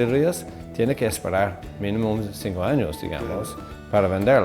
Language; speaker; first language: Spanish; non-native, fluent; English